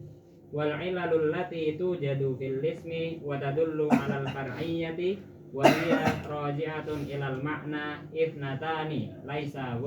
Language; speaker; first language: Arabic; non-native, learner; Indonesian